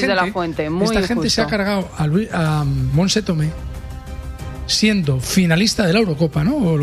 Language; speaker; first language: Spanish; native; Spanish